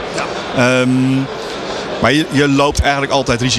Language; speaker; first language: Dutch; native; Dutch